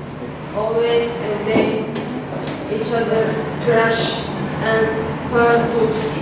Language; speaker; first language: English; non-native, learner; Turkish